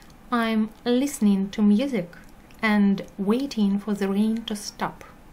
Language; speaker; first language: English; non-native, fluent; Russian